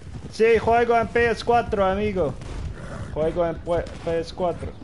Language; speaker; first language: Spanish; non-native, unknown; Dutch